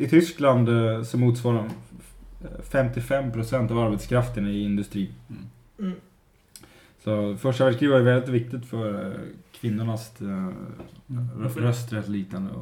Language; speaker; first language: Swedish; native; Swedish